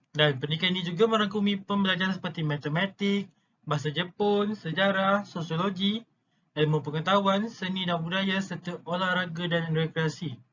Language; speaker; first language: Malay; native; Malay